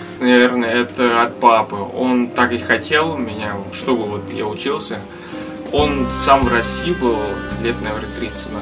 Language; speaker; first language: Russian; non-native, learner; Vietnamese